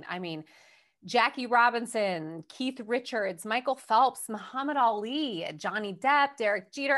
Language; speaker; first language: English; native; English